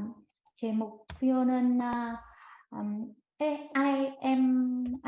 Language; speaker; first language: Korean; non-native, learner; Vietnamese